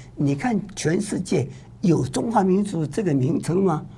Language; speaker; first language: Chinese; native; Chinese